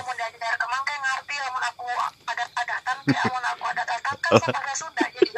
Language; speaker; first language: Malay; non-native, local second language; Sundanese